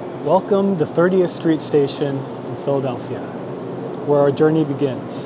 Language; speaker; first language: English; native; English